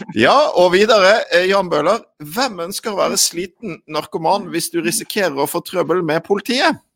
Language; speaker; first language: Norwegian; native; Norwegian